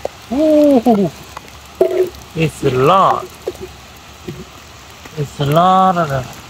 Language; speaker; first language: English; non-native, learner; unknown